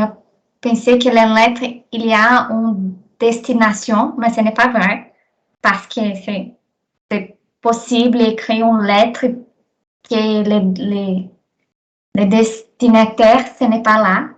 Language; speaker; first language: French; non-native, learner; Portuguese